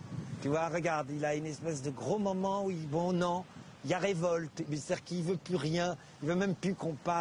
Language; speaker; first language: French; native; French